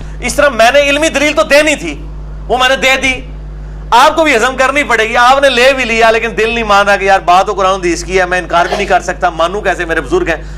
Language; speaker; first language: Urdu; non-native, local second language; Punjabi